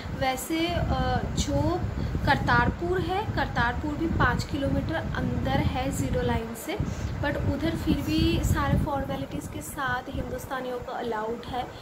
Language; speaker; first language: Hindi; non-native, local second language; Bangla